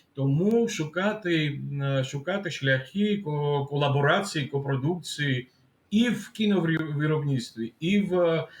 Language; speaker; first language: Ukrainian; non-native, fluent; Georgian